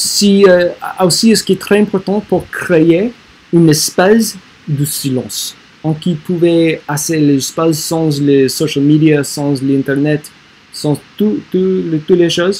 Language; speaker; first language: French; non-native, learner; English